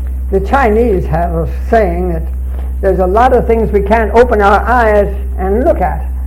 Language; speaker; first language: English; early bilingual, other home language; Chinese